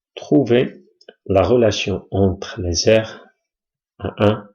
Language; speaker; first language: French; non-native, local second language; Arabic